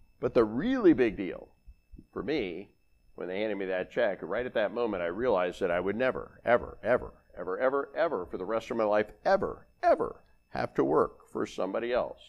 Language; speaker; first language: English; native; English